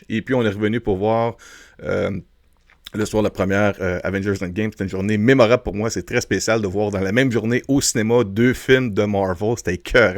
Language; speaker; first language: French; native; French